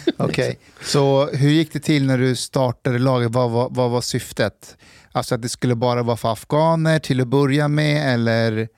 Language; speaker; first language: Swedish; native; Swedish